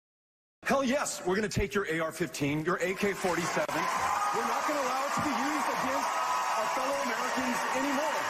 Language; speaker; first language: English; native; English